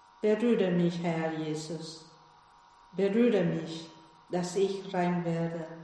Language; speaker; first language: German; non-native, fluent; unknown